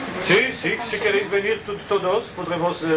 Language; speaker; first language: Spanish; non-native, learner; French